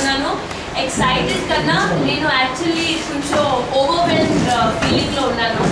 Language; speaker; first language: Telugu; non-native, local second language; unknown